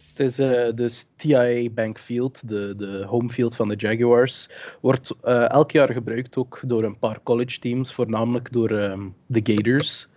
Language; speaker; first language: Dutch; early bilingual, other home language; English